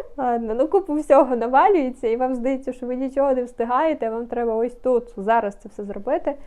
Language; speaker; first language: Ukrainian; non-native, local second language; Russian